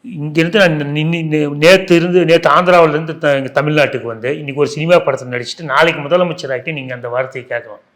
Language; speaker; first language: Tamil; non-native, local second language; Telugu